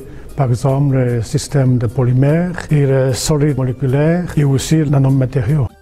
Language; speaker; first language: French; non-native, fluent; Chinese